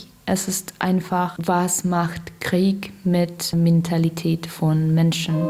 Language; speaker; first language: German; non-native, learner; Russian